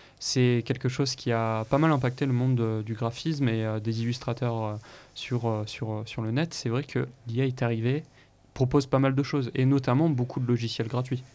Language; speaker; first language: French; native; French